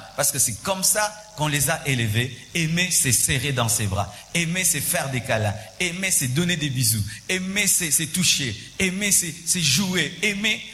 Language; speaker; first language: French; non-native, local second language; Swahili